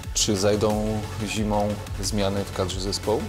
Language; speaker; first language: Polish; native; Polish